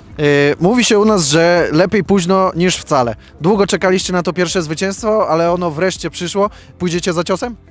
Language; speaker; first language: Polish; native; Polish